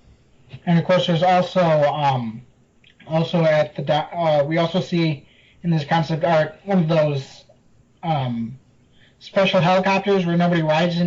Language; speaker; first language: English; native; English